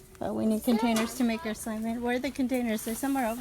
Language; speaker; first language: English; native; English